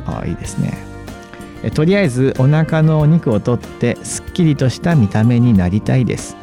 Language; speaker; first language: Japanese; native; Japanese